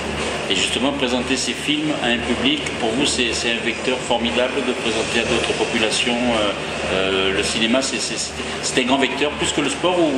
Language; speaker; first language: French; native; French